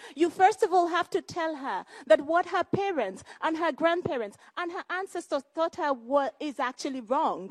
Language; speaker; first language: English; non-native, local second language; Igbo